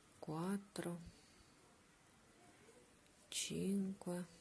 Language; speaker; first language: Italian; non-native, learner; Russian